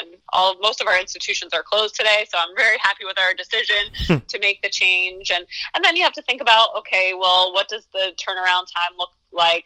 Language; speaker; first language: English; native; English